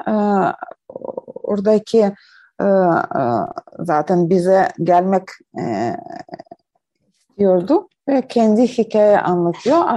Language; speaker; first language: Turkish; non-native, learner; Ukrainian